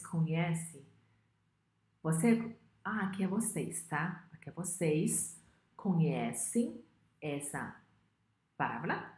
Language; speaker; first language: Portuguese; non-native, fluent; Chinese